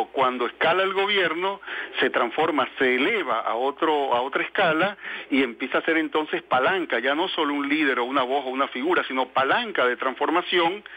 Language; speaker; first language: Spanish; native; Spanish